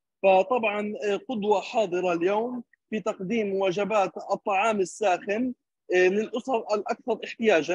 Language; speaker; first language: Arabic; native; Arabic